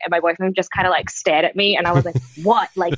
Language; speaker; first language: English; native; English